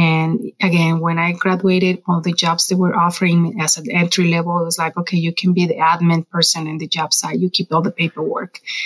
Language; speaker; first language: English; non-native, fluent; Spanish